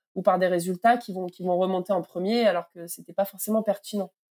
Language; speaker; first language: French; native; French